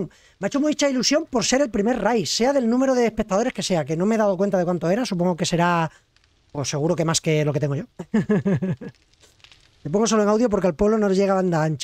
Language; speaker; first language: Spanish; native; Spanish